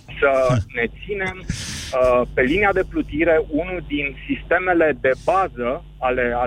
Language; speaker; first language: Romanian; native; Romanian